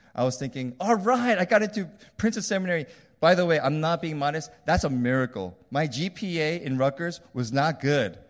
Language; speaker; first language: English; early bilingual, other home language; Korean